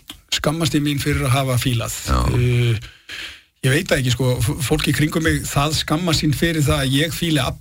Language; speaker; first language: Icelandic; native; Icelandic